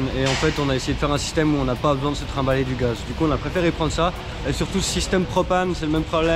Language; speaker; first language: French; native; French